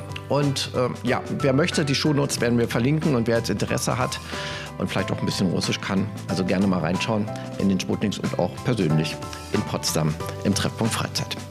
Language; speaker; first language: German; native; German